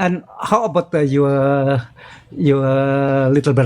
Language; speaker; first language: English; non-native, learner; Indonesian